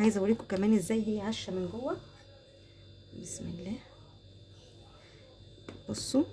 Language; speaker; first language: Arabic; native; Arabic